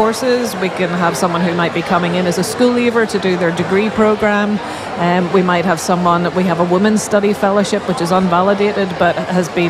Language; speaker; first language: English; native; English